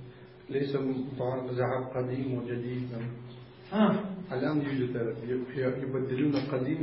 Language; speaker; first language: Arabic; non-native, learner; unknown